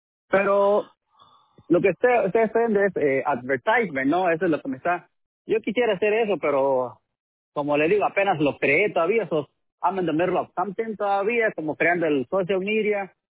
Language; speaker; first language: Spanish; early bilingual, heritage; Spanish